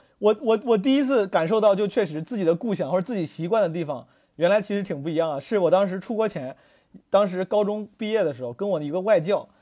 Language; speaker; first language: Chinese; native; Chinese